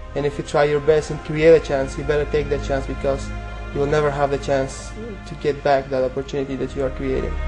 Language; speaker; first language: English; non-native, fluent; Persian